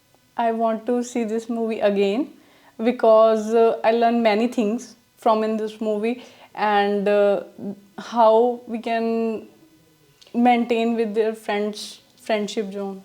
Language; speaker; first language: English; non-native, learner; Punjabi